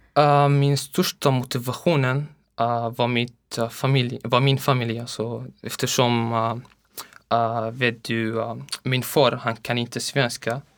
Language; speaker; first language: Swedish; non-native, learner; Arabic